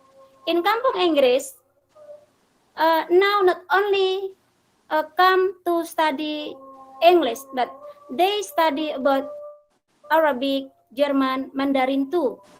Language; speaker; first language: English; non-native, fluent; Indonesian